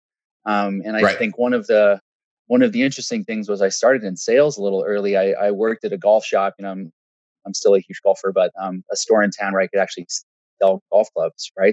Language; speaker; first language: English; native; English